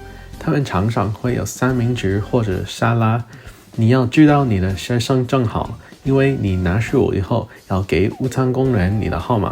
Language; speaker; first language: Chinese; non-native, learner; English